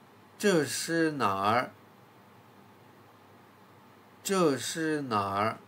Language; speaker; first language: Chinese; non-native, fluent; Bulgarian